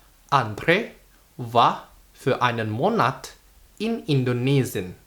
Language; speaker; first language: German; non-native, fluent; Indonesian